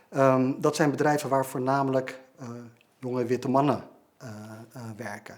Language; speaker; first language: Dutch; native; Dutch